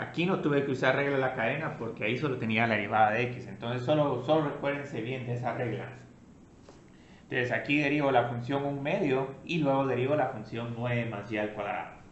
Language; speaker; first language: Spanish; native; Spanish